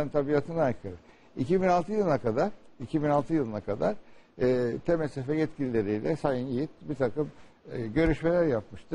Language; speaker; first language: Turkish; native; Turkish